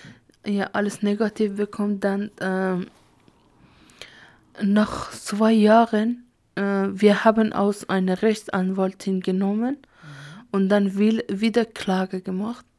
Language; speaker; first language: German; non-native, learner; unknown